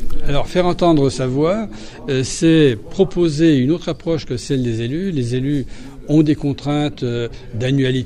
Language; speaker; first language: French; native; French